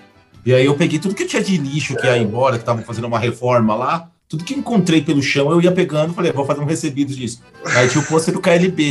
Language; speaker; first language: Portuguese; native; Portuguese